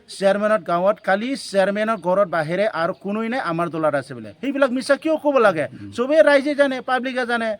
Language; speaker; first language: Assamese; non-native, local second language; Bodo